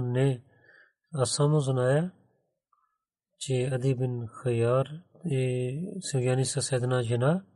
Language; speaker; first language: Bulgarian; non-native, learner; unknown